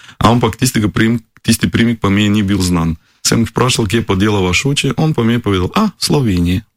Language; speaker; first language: Slovenian; non-native, fluent; Russian